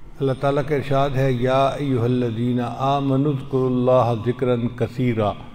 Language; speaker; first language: Urdu; non-native, local second language; Punjabi